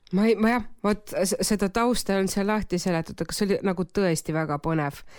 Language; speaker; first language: Estonian; non-native, local second language; Russian